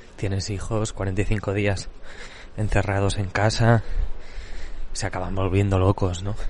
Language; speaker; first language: Spanish; non-native, local second language; Catalan